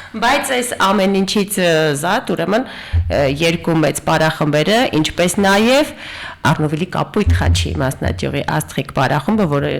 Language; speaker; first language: Armenian; native; Armenian